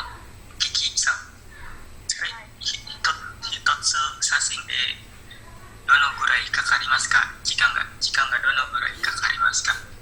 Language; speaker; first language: Japanese; non-native, learner; Indonesian